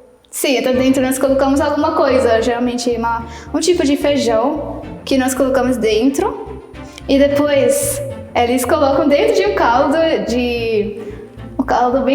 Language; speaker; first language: Portuguese; non-native, fluent; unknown